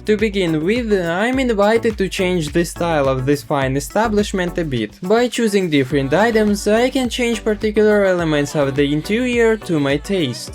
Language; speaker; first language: English; non-native, fluent; Russian